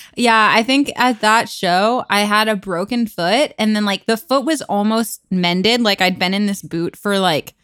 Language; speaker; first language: English; native; English